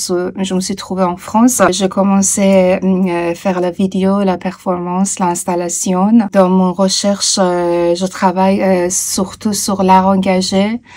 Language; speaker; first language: French; non-native, fluent; Persian